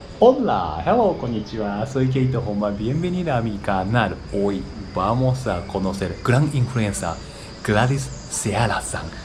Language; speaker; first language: Spanish; non-native, learner; Japanese